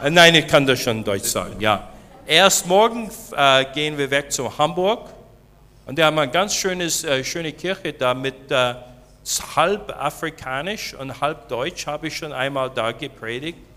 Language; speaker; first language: German; non-native, learner; English